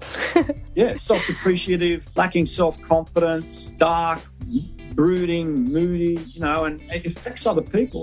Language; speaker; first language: English; native; English